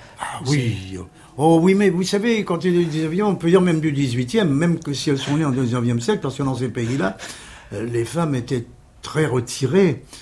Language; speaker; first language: French; early bilingual, other home language; Armenian